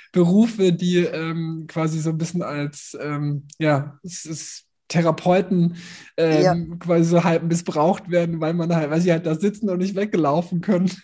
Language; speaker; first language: German; native; German